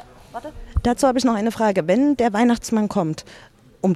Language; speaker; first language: German; native; German